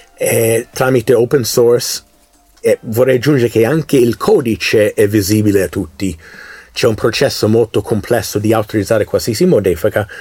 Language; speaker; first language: Italian; non-native, fluent; English